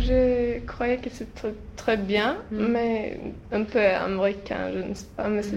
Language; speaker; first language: French; non-native, learner; Swedish